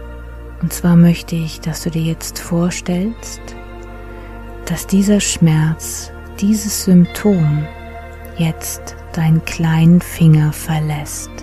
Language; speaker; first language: German; native; German